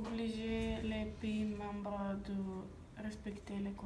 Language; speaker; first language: French; non-native, learner; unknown